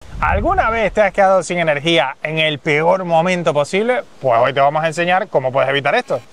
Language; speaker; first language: Spanish; native; Spanish